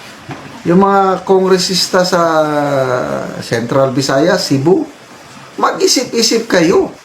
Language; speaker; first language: Filipino; native; Filipino